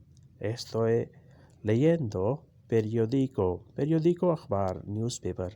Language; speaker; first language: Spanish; non-native, learner; Urdu